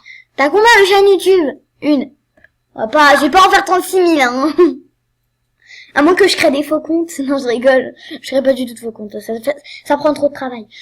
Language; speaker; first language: French; native; French